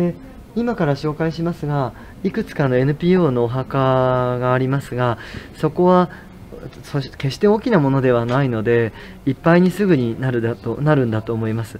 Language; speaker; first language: Japanese; native; Japanese